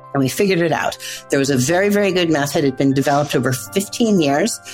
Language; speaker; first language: English; native; English